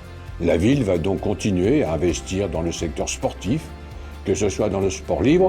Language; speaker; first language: French; native; French